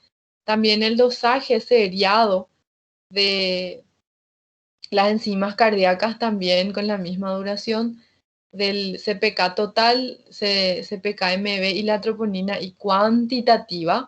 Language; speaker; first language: Spanish; native; Spanish